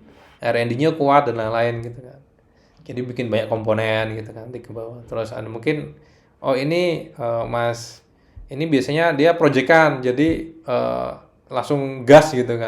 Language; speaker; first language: Indonesian; native; Indonesian